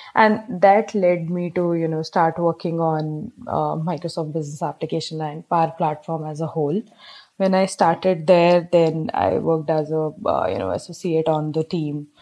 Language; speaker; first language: English; non-native, local second language; Hindi